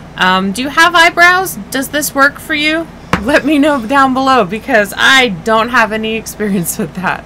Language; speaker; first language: English; native; English